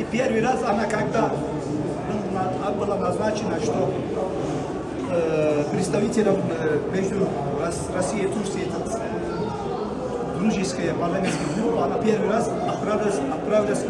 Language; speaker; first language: Russian; non-native, fluent; Turkish